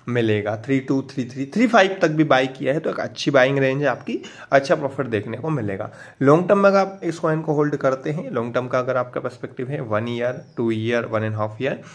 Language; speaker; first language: Hindi; native; Hindi